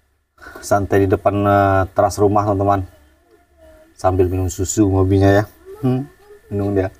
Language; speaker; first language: Indonesian; native; Indonesian